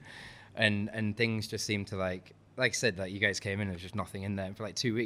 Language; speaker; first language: English; native; English